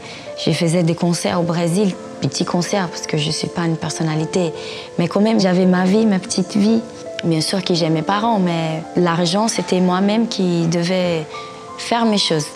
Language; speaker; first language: French; non-native, fluent; Portuguese